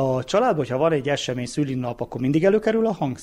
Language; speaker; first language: Hungarian; native; Hungarian